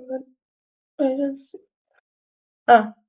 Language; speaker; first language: English; non-native, learner; Russian